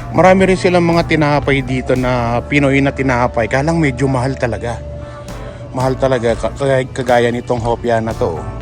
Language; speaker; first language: Filipino; non-native, local second language; Pampanga